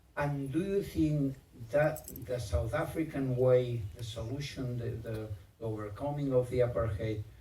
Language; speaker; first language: English; non-native, fluent; Catalan